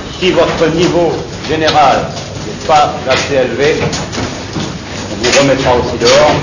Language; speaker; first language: French; native; French